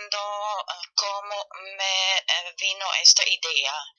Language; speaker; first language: Spanish; non-native, fluent; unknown